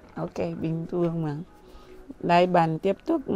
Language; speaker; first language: Vietnamese; non-native, learner; Portuguese